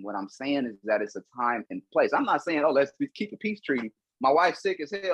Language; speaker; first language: English; native; English